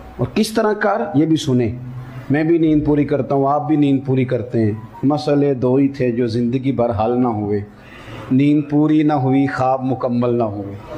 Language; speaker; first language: Urdu; non-native, local second language; Punjabi